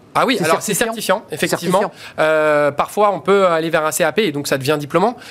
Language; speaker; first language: French; native; French